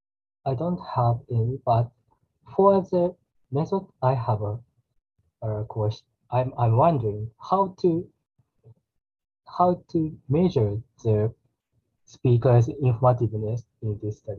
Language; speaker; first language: English; non-native, learner; Japanese